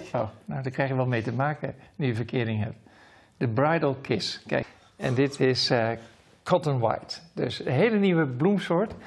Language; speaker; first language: Dutch; native; Dutch